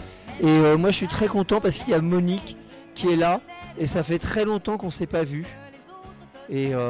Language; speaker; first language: French; native; French